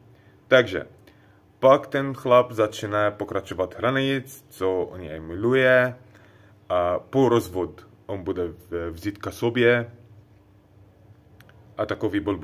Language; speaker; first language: Czech; non-native, learner; Arabic